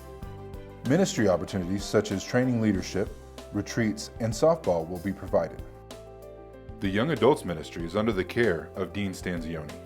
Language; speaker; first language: English; native; English